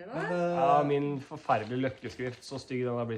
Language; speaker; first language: Norwegian; native; Norwegian